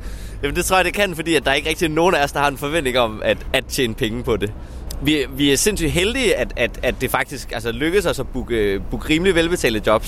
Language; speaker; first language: Danish; native; Danish